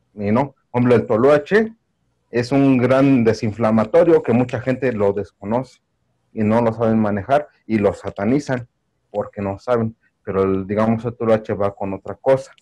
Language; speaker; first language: Spanish; native; Spanish